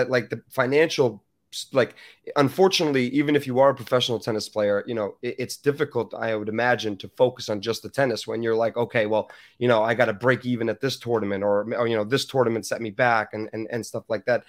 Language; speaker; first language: English; native; English